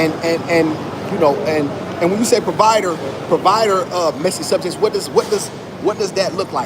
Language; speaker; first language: English; native; English